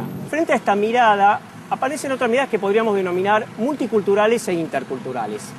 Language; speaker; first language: Spanish; native; Spanish